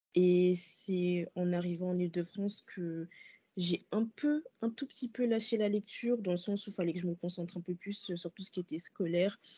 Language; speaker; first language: French; early bilingual, other home language; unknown